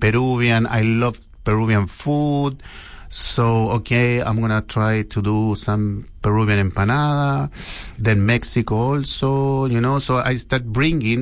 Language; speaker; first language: English; non-native, learner; Spanish